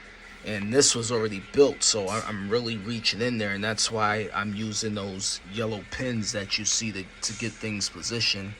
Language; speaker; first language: English; native; English